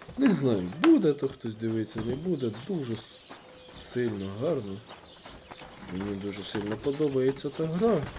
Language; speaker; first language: Ukrainian; non-native, local second language; Russian